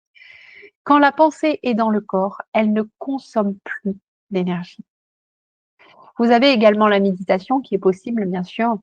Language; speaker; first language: French; native; French